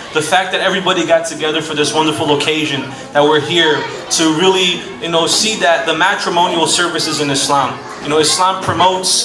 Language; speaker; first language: English; non-native, fluent; Portuguese